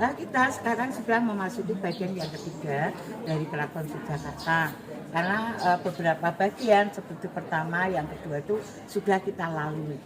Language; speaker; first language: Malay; non-native, local second language; Javanese